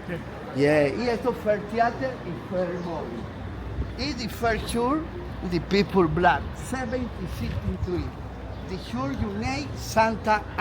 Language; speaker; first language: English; non-native, learner; Spanish